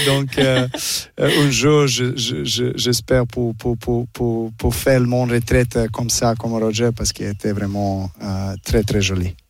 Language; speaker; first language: French; non-native, learner; Serbian